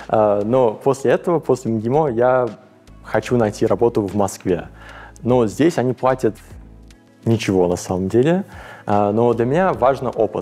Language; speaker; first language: Russian; early bilingual, heritage; English